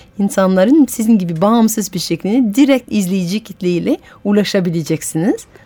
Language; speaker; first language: Turkish; non-native, fluent; French